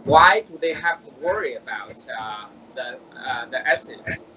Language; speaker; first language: English; non-native, fluent; Chinese